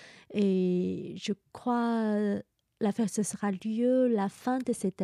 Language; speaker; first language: French; non-native, fluent; Chinese